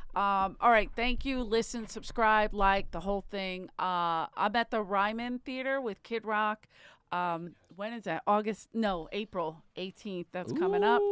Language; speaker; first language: English; native; English